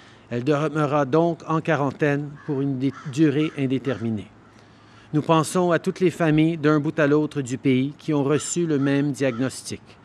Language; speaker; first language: French; early bilingual, heritage; French